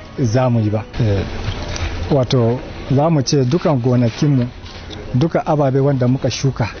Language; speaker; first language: Hausa; non-native, local second language; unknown